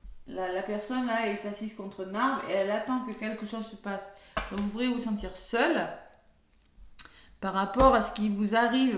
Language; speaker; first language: French; native; French